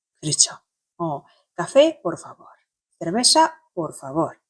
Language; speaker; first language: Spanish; non-native, fluent; Korean